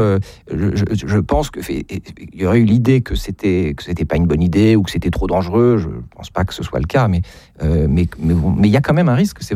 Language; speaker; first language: French; native; French